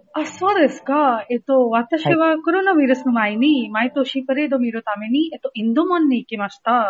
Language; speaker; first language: Japanese; non-native, learner; Hindi